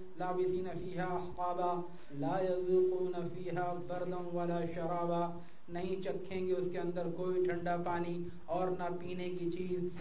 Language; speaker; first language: Urdu; native; Urdu